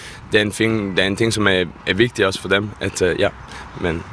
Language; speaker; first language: Danish; non-native, fluent; Italian